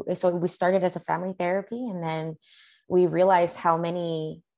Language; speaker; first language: English; early bilingual, other home language; Spanish